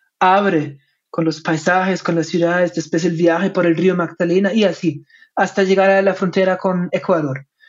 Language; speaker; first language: Spanish; non-native, fluent; German